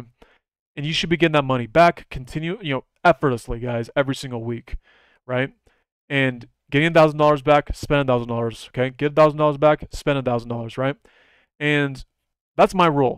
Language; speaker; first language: English; native; English